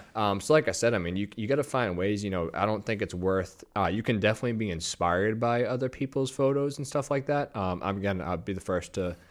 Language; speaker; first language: English; native; English